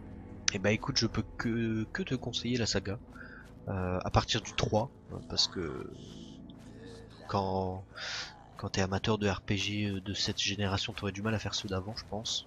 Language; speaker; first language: French; native; French